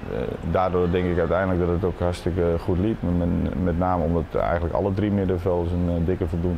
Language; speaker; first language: Dutch; native; Dutch